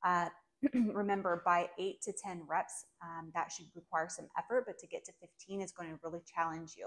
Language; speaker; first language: English; native; English